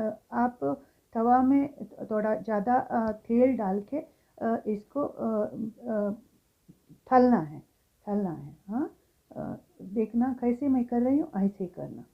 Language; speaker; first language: Hindi; non-native, local second language; Tulu